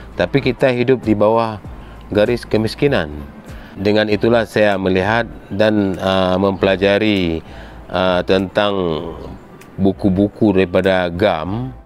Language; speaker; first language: Malay; non-native, local second language; Achinese